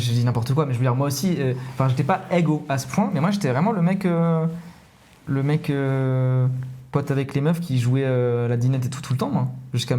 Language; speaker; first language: French; native; French